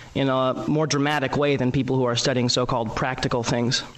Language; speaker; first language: English; native; English